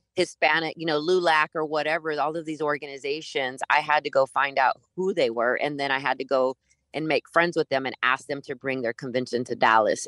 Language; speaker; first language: English; early bilingual, other home language; Spanish